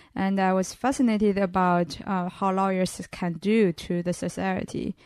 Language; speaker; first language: English; non-native, fluent; Chinese